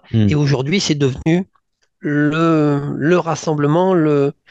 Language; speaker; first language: French; native; French